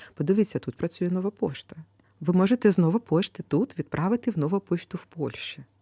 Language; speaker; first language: Ukrainian; native; Ukrainian